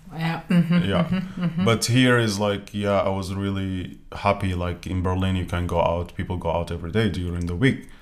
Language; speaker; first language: English; non-native, fluent; Arabic